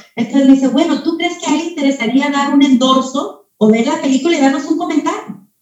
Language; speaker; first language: Spanish; early bilingual, heritage; Spanish